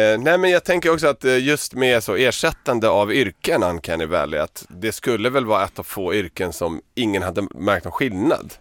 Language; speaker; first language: Swedish; early bilingual, other home language; Serbian